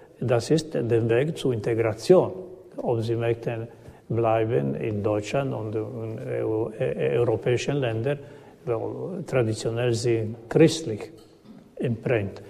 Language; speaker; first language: German; non-native, learner; Croatian